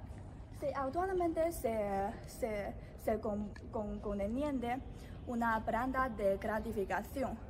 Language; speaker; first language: Spanish; non-native, learner; Chinese